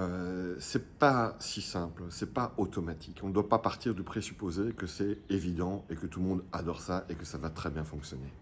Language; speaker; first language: French; native; French